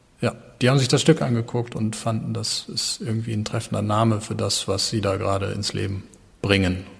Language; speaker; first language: German; native; German